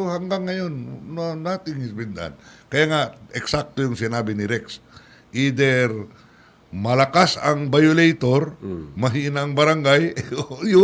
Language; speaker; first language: Filipino; non-native, local second language; Chavacano